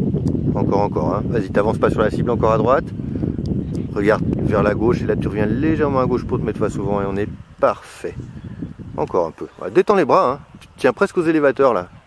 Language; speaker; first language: French; native; French